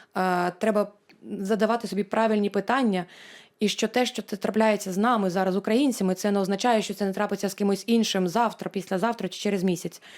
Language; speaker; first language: Ukrainian; non-native, local second language; Russian